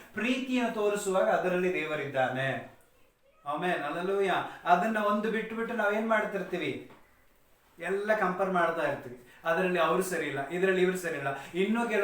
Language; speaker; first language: Kannada; non-native, local second language; Tamil